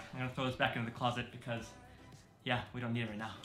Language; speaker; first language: English; native; English